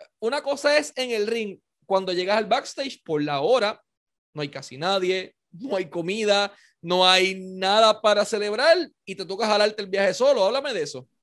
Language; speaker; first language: Spanish; native; Spanish